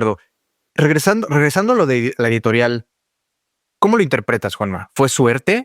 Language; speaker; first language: Spanish; native; Spanish